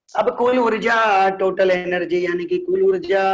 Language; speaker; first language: Hindi; non-native, local second language; Gujarati